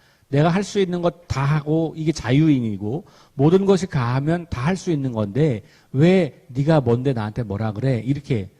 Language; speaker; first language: Korean; native; Korean